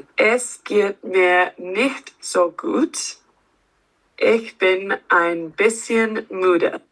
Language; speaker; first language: German; non-native, learner; English